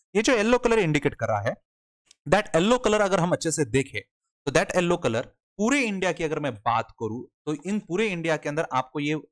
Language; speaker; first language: Hindi; non-native, local second language; Marathi